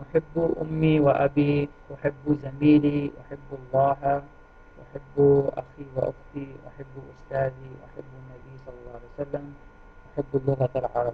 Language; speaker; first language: Arabic; non-native, fluent; English